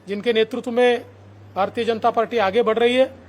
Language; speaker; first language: Hindi; non-native, local second language; Marathi